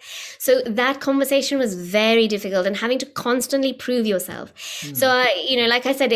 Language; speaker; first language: English; native; English